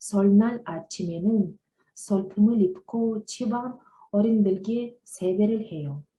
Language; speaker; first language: Korean; non-native, learner; Russian